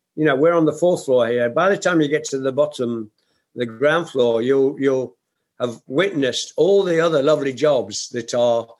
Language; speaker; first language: English; native; English